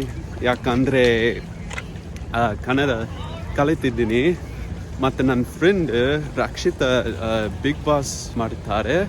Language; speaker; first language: Kannada; non-native, learner; English